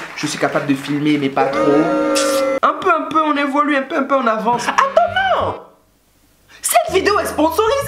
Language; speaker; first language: French; native; French